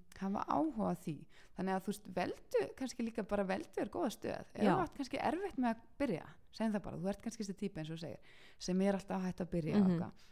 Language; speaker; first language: Icelandic; early bilingual, heritage; Icelandic